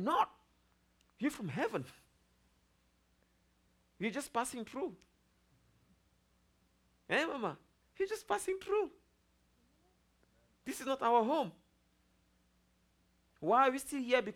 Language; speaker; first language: English; non-native, local second language; French